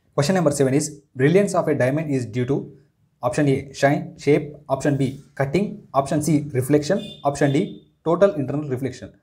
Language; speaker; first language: English; non-native, local second language; Telugu